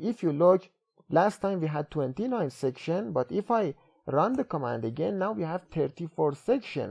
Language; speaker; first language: English; non-native, fluent; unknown